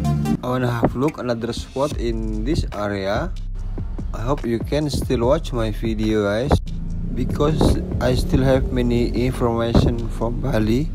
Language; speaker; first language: English; non-native, learner; Indonesian